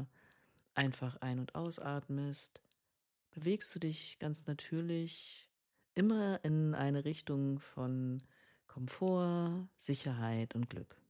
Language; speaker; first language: German; native; German